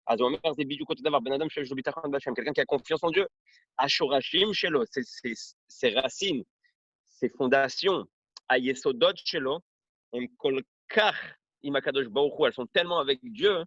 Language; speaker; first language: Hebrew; non-native, fluent; French